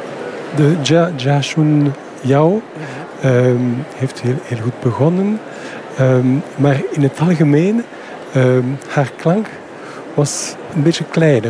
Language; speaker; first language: Dutch; non-native, fluent; French